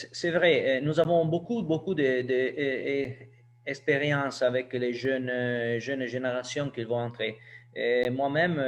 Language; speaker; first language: French; non-native, learner; Italian